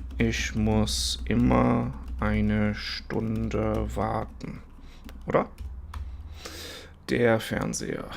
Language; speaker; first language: German; non-native, fluent; English